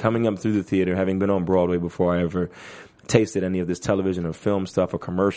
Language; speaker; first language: English; native; English